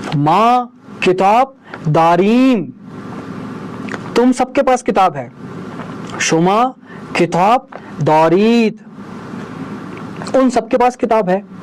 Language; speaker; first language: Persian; non-native, fluent; Urdu